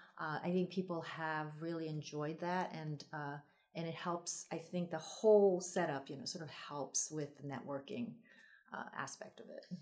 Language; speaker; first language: English; early bilingual, other home language; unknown